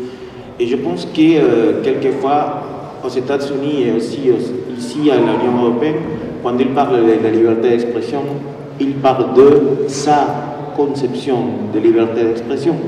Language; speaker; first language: French; non-native, fluent; Spanish